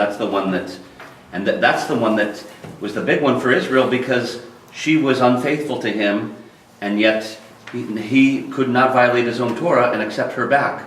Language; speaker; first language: English; native; English